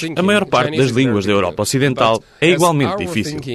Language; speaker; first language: Portuguese; non-native, fluent; Chinese